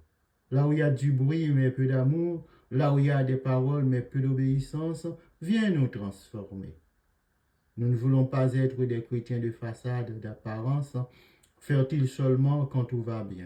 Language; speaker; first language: French; native; French